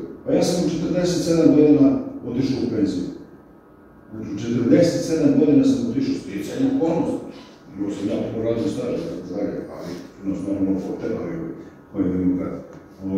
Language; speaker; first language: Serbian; early bilingual, heritage; Serbian